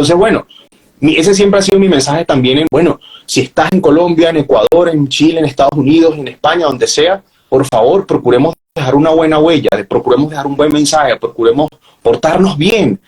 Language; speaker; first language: Spanish; native; Spanish